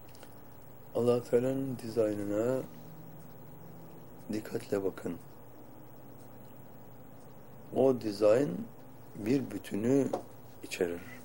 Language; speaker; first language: Turkish; native; Turkish